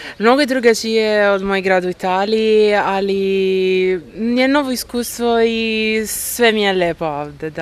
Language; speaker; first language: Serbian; non-native, learner; Italian